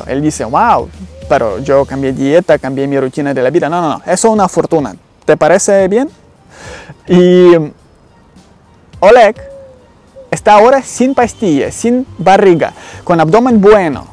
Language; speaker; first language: Spanish; non-native, learner; Ukrainian